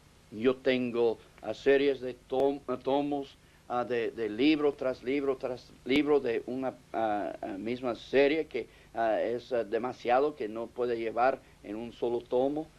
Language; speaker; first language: Spanish; non-native, fluent; English